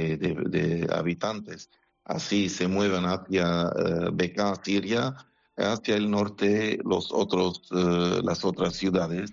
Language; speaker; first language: Spanish; non-native, fluent; Arabic